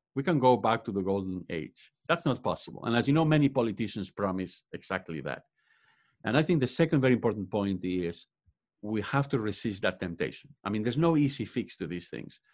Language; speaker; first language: English; non-native, fluent; Spanish